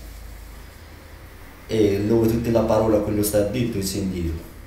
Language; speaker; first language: Italian; non-native, learner; Arabic